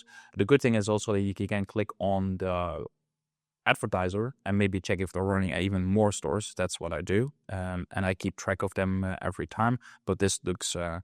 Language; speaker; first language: English; non-native, fluent; Dutch